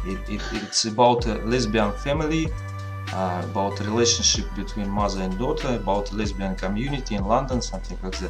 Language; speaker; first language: English; non-native, learner; Russian